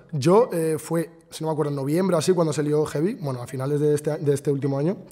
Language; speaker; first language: Spanish; early bilingual, other home language; Arabic